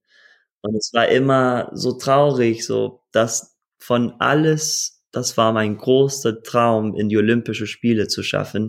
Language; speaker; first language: German; early bilingual, heritage; German